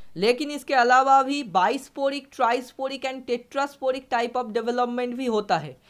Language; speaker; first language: Hindi; non-native, local second language; Bangla